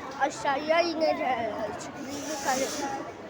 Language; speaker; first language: Turkish; early bilingual, heritage; Turkish